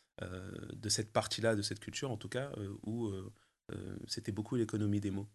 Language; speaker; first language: French; early bilingual, other home language; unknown